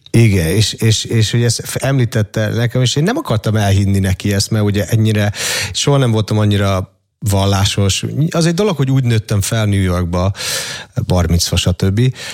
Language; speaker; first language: Hungarian; early bilingual, other home language; English